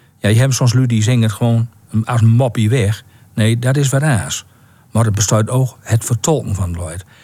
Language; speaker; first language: Dutch; native; Dutch